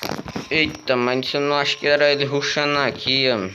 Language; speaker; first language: Portuguese; native; Portuguese